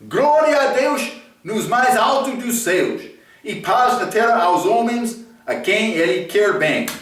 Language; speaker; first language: Portuguese; non-native, fluent; English